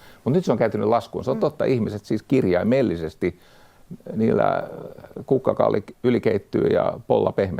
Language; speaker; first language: Finnish; native; Finnish